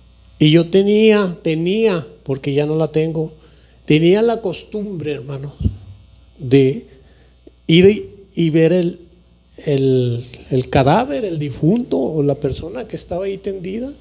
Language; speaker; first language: Spanish; native; Spanish